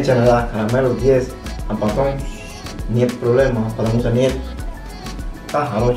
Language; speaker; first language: Russian; non-native, learner; Spanish